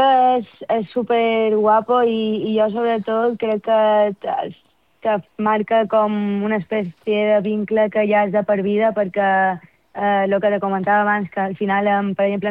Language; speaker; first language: Catalan; native; Catalan